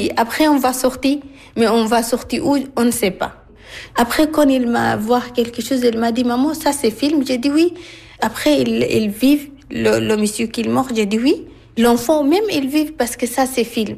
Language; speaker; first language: French; non-native, learner; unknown